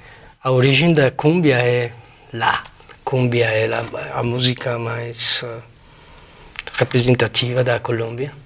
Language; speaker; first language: Portuguese; non-native, fluent; Spanish